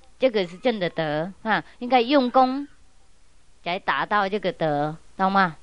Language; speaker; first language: Chinese; non-native, fluent; Vietnamese